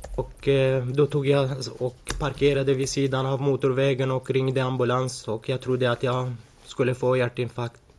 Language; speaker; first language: Swedish; early bilingual, other home language; Arabic